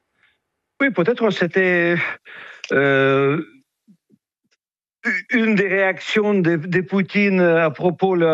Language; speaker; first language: French; non-native, fluent; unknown